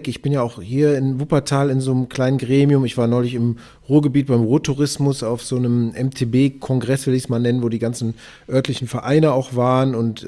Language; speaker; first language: German; native; German